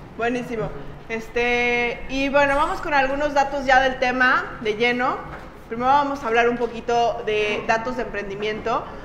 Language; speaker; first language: Spanish; native; Spanish